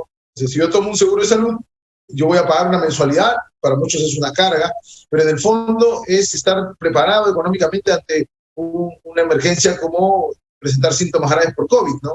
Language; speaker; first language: Spanish; native; Spanish